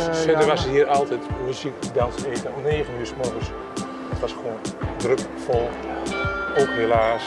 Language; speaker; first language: Dutch; native; Dutch